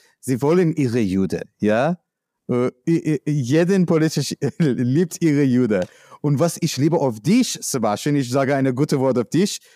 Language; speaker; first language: German; non-native, learner; English